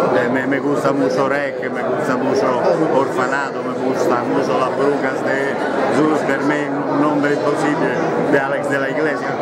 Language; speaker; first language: Spanish; non-native, learner; Italian